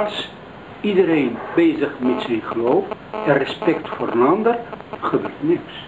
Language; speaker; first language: Dutch; non-native, learner; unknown